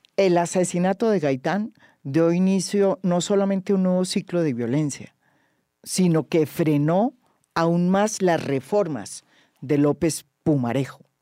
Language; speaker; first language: Spanish; native; Spanish